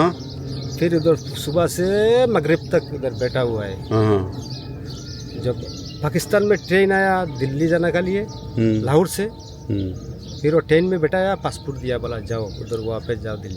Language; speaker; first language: Hindi; non-native, learner; Bangla